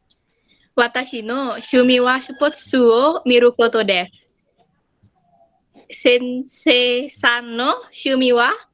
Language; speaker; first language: Japanese; non-native, learner; Indonesian